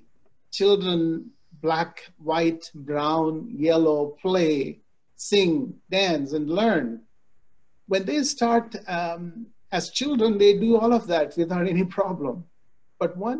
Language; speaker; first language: English; non-native, local second language; Telugu